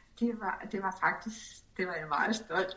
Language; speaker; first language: Danish; early bilingual, other home language; Spanish